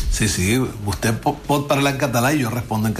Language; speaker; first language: Catalan; non-native, learner; Spanish